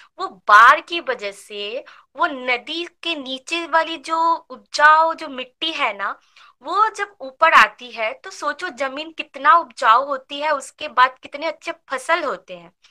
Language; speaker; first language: Hindi; non-native, local second language; Bangla